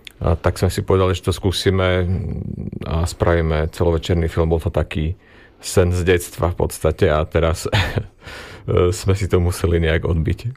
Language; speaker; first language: Slovak; native; Slovak